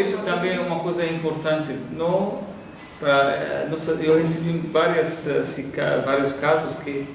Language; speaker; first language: Portuguese; non-native, fluent; Arabic